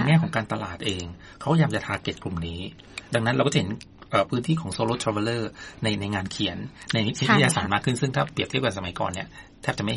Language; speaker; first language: Thai; native; Thai